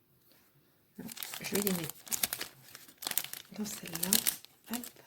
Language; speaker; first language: French; native; French